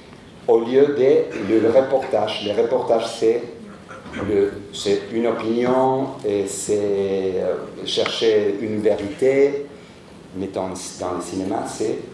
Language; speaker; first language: French; non-native, fluent; Spanish